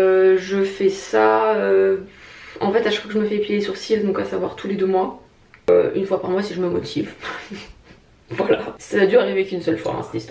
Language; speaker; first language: French; native; French